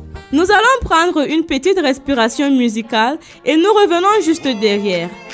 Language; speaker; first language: French; non-native, local second language; Fula